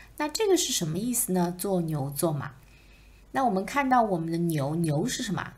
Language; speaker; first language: Chinese; native; Chinese